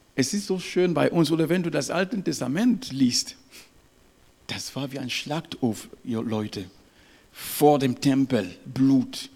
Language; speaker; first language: German; non-native, fluent; French